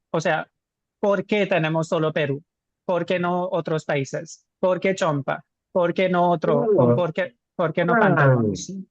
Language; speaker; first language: Spanish; non-native, fluent; Hindi